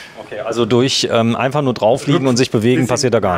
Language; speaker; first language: German; native; German